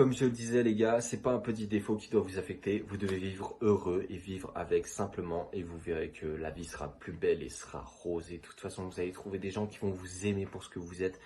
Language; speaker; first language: French; native; French